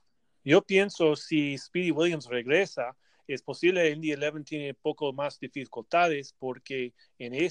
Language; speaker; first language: Spanish; non-native, learner; English